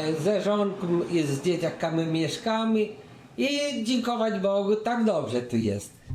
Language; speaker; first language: Polish; early bilingual, heritage; Polish